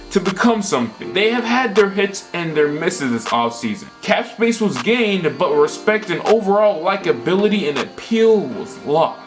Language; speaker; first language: English; native; English